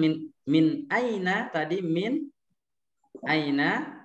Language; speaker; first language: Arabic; non-native, fluent; Indonesian